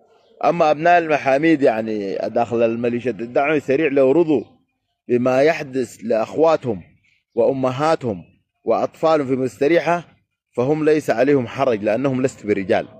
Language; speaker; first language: Arabic; native; Arabic